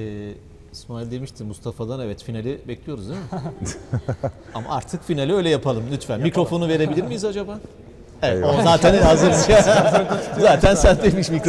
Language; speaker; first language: Turkish; native; Turkish